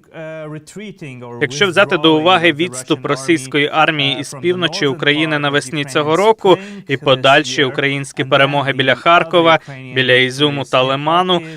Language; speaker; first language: Ukrainian; native; Ukrainian